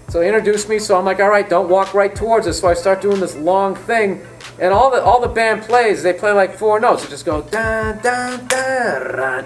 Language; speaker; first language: English; native; English